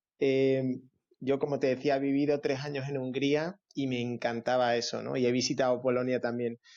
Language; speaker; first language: Spanish; native; Spanish